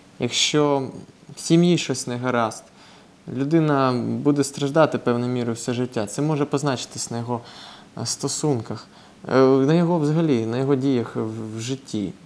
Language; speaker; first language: Ukrainian; non-native, local second language; Russian